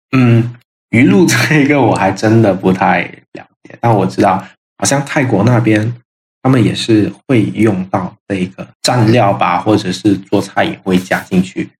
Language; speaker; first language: Chinese; non-native, local second language; Min Nan Chinese